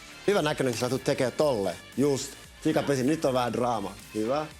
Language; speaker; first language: Finnish; native; Finnish